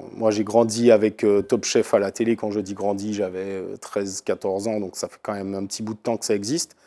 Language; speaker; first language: French; native; French